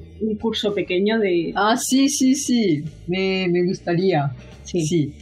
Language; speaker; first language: Spanish; non-native, learner; Japanese